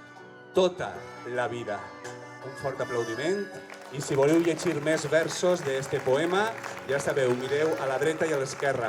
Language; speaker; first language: Catalan; native; Catalan